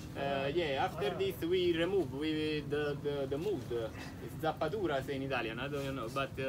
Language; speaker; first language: English; non-native, learner; Italian